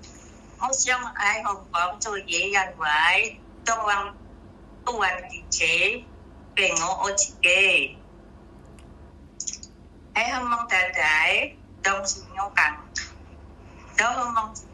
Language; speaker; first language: Cantonese; non-native, learner; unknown